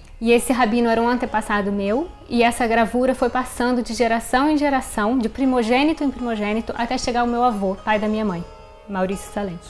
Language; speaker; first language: Portuguese; native; Portuguese